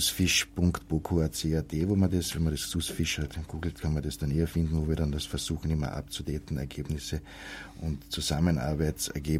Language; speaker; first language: German; native; German